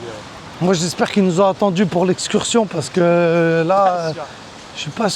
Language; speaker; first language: French; native; French